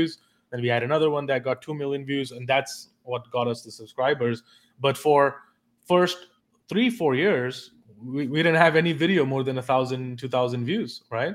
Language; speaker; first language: English; non-native, local second language; Hindi